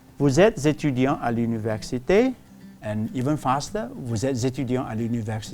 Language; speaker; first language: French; non-native, fluent; English